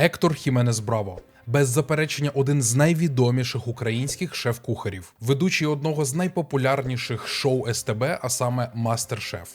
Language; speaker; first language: Ukrainian; native; Ukrainian